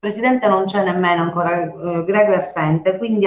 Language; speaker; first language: Italian; native; Italian